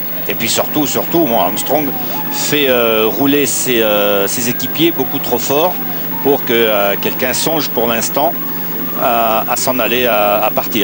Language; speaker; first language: French; native; French